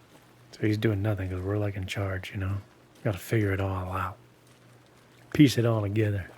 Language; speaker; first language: English; native; English